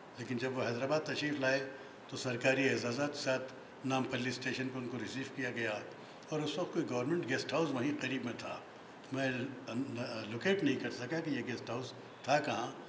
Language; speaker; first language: Urdu; native; Urdu